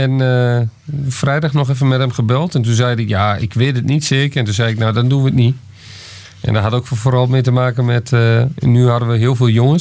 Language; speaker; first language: Dutch; native; Dutch